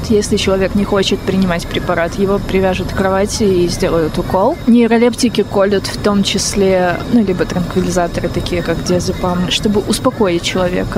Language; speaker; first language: Russian; native; Russian